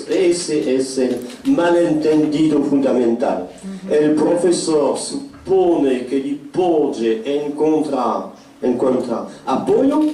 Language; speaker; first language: Spanish; non-native, fluent; French